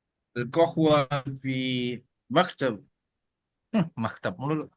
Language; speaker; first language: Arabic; non-native, learner; Indonesian